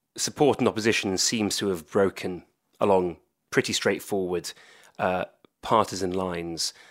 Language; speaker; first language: English; native; English